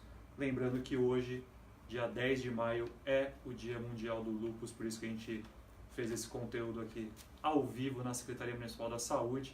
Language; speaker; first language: Portuguese; native; Portuguese